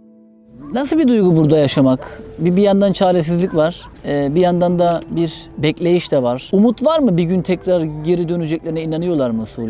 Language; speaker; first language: Turkish; native; Turkish